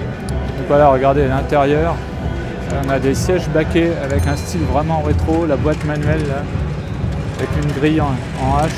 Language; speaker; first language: French; native; French